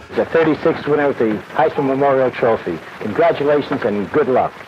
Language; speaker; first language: English; native; English